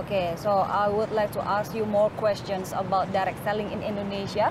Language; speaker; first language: English; non-native, fluent; Indonesian